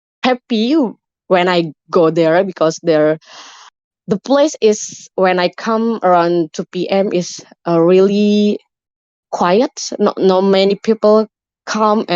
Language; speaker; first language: English; non-native, learner; Indonesian